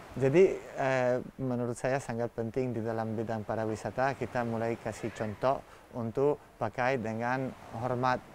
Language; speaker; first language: Indonesian; non-native, learner; Italian